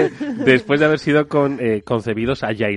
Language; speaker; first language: Spanish; native; Spanish